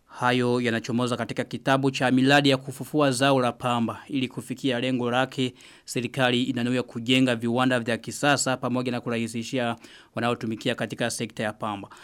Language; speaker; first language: Swahili; non-native, local second language; Rundi